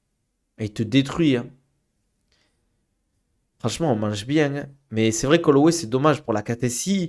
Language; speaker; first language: French; native; French